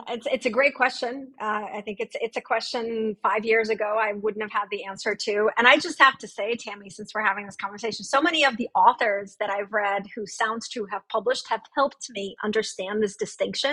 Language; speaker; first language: English; early bilingual, other home language; Russian